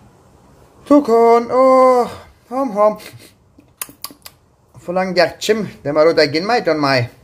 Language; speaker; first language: Thai; non-native, learner; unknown